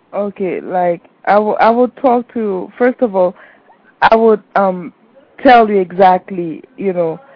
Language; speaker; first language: English; non-native, fluent; Haitian Creole